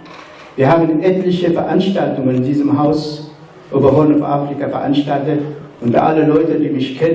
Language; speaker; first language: German; non-native, fluent; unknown